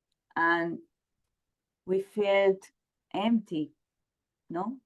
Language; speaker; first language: English; non-native, learner; Spanish